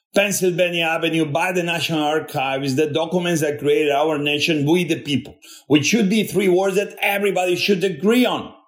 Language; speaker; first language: English; non-native, fluent; Spanish